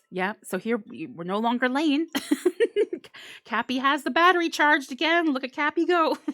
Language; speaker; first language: English; native; English